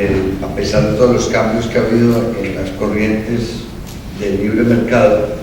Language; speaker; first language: Spanish; native; Spanish